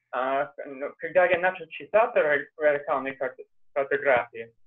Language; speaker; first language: Russian; non-native, fluent; English